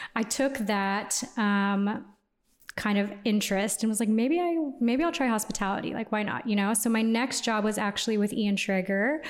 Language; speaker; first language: English; native; English